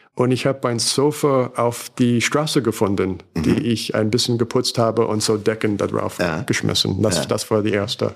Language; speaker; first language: German; non-native, fluent; English